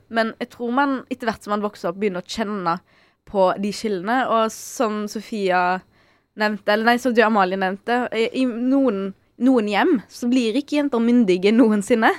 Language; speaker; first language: Norwegian; early bilingual, other home language; Arabic